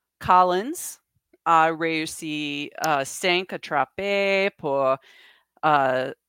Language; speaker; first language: French; non-native, learner; English